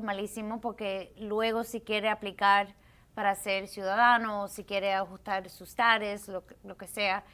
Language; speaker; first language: Spanish; early bilingual, heritage; Spanish